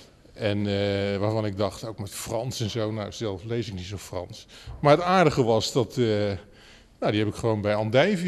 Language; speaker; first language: Dutch; native; Dutch